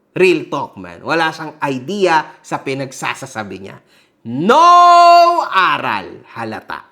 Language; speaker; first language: Filipino; early bilingual, heritage; Filipino